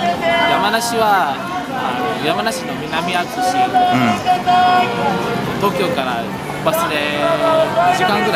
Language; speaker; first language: Japanese; non-native, fluent; English